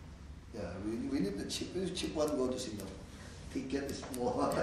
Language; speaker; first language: English; non-native, learner; Indonesian